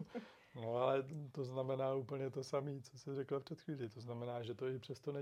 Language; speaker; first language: Czech; native; Czech